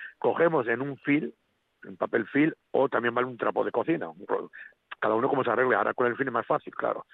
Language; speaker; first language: Spanish; native; Spanish